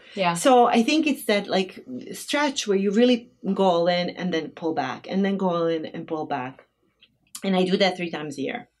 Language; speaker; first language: English; non-native, fluent; Bosnian